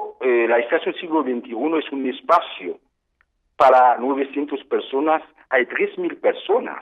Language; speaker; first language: Spanish; non-native, fluent; Haitian Creole